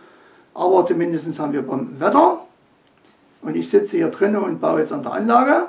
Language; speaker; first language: German; native; German